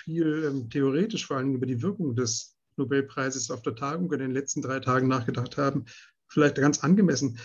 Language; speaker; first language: German; native; German